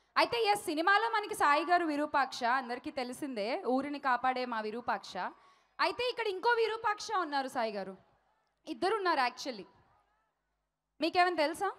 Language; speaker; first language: Telugu; native; Telugu